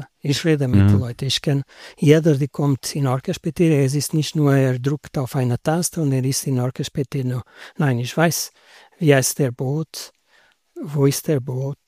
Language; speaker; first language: German; non-native, learner; Portuguese